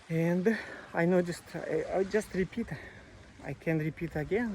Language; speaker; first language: English; non-native, learner; Russian